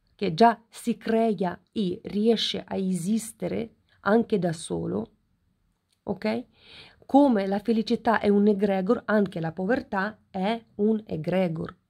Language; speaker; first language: Italian; non-native, fluent; Ukrainian